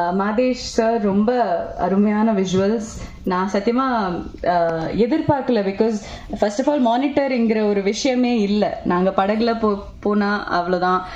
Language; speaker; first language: Tamil; non-native, local second language; Malayalam